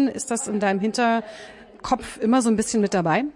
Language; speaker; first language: German; native; German